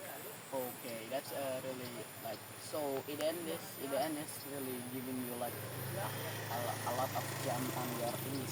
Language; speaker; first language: English; non-native, learner; Indonesian